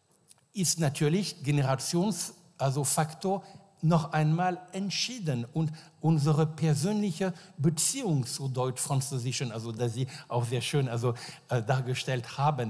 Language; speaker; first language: German; non-native, fluent; French